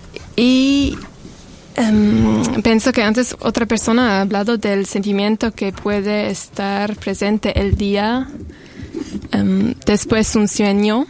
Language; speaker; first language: Spanish; non-native, learner; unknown